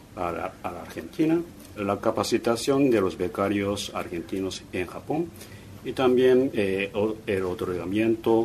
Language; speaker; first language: Spanish; non-native, fluent; Japanese